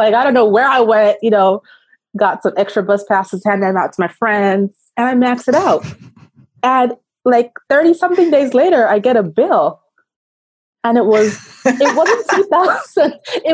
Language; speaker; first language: English; non-native, local second language; Yoruba